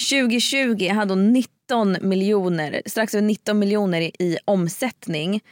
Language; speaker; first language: Swedish; native; Swedish